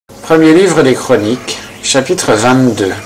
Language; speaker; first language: French; native; French